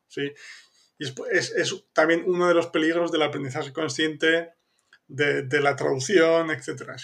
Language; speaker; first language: Spanish; native; Spanish